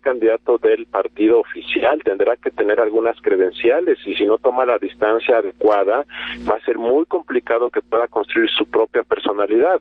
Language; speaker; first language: Spanish; native; Spanish